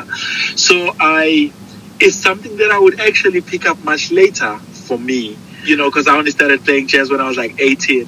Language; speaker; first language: English; non-native, local second language; Zulu